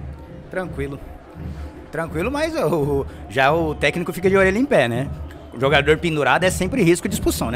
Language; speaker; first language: Portuguese; native; Portuguese